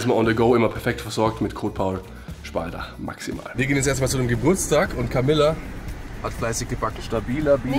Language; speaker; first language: German; native; German